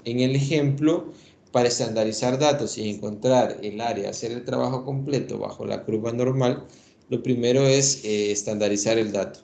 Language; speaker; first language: Spanish; native; Spanish